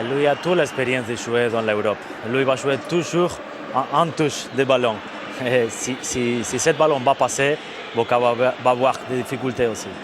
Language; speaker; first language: French; non-native, fluent; Spanish